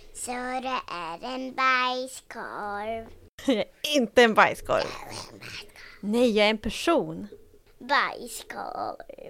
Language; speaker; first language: Swedish; non-native, fluent; English